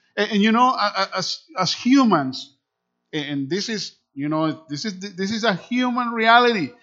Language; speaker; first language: English; non-native, fluent; Spanish